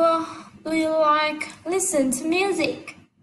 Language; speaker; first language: English; non-native, learner; Vietnamese